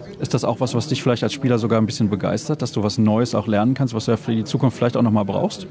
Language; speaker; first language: German; native; German